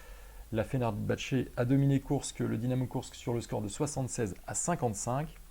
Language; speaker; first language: French; native; French